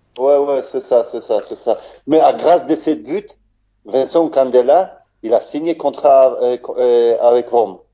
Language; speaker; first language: French; non-native, learner; Polish